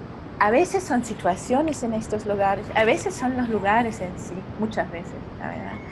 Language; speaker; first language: Spanish; non-native, fluent; German